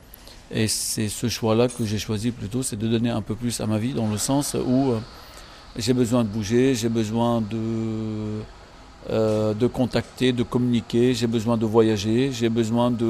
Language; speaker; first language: French; non-native, local second language; Arabic